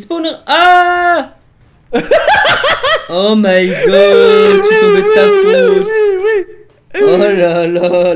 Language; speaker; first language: French; native; French